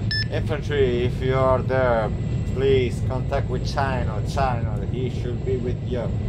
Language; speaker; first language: English; non-native, learner; Spanish